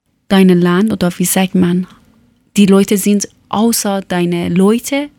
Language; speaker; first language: German; non-native, learner; Persian